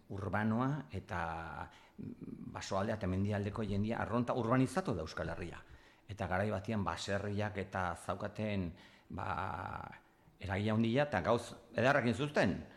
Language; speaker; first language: Basque; native; Basque